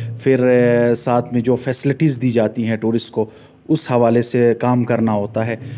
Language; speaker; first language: Urdu; non-native, local second language; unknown